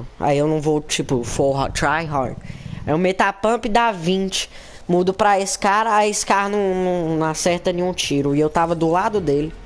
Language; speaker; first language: Portuguese; native; Portuguese